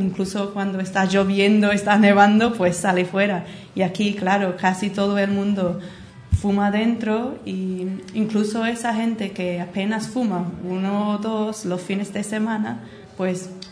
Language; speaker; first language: Spanish; non-native, fluent; English